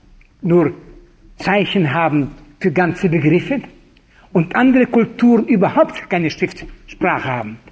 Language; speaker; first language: German; non-native, fluent; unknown